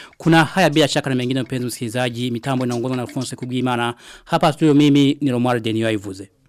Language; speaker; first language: Swahili; non-native, local second language; Rundi